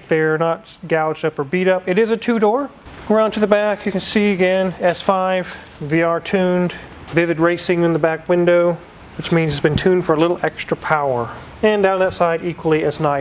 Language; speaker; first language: English; native; English